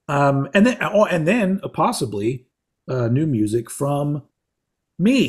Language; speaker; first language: English; native; English